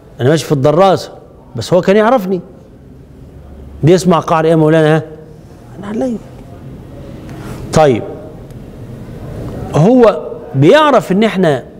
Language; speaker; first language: Arabic; native; Arabic